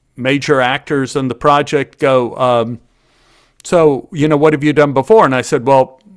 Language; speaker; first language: English; native; English